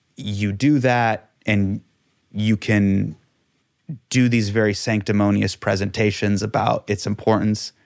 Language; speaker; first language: English; native; English